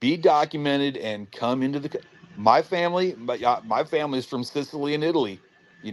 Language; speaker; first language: English; native; English